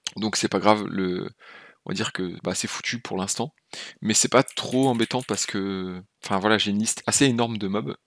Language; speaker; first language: French; native; French